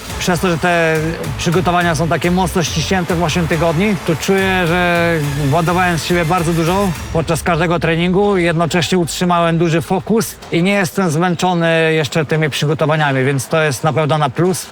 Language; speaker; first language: Polish; native; Polish